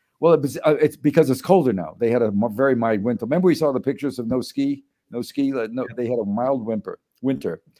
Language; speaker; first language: English; native; English